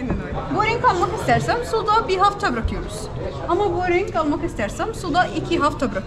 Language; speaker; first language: Turkish; non-native, learner; Arabic